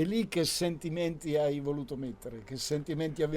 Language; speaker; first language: Italian; native; Italian